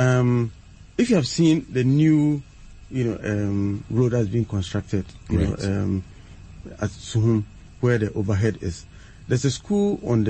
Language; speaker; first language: English; non-native, local second language; Akan